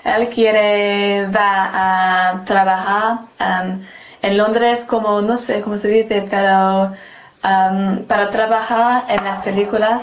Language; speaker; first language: Spanish; non-native, learner; English